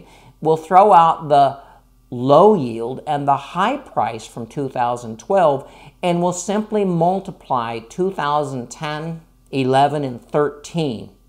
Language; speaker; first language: English; native; English